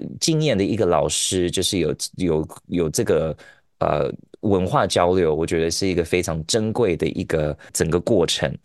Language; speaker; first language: Chinese; early bilingual, heritage; Chinese